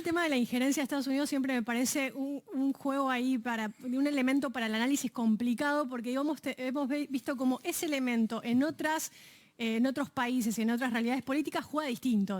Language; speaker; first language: Spanish; native; Spanish